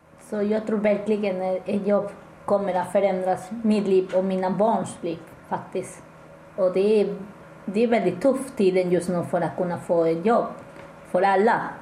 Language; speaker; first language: Swedish; non-native, fluent; Spanish